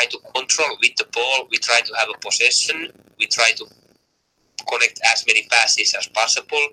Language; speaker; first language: English; non-native, fluent; Finnish